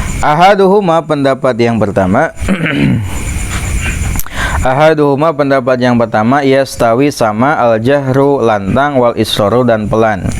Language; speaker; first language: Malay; non-native, local second language; Sundanese